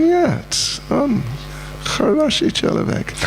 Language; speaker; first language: Russian; non-native, learner; English